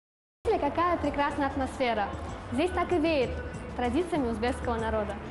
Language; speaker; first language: Russian; native; Russian